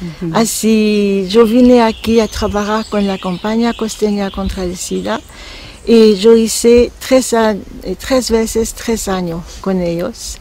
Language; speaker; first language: Spanish; non-native, fluent; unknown